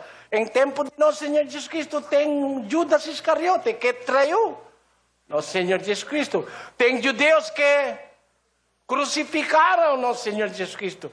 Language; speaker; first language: Portuguese; non-native, learner; Filipino